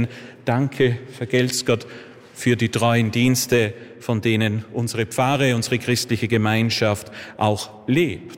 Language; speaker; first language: German; native; German